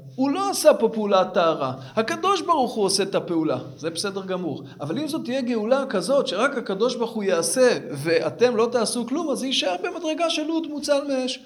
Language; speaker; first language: Hebrew; native; Hebrew